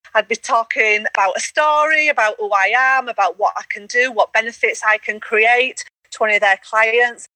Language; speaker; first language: English; native; English